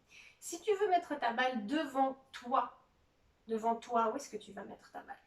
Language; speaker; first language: French; native; French